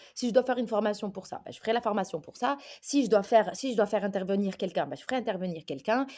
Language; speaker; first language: French; early bilingual, other home language; Arabic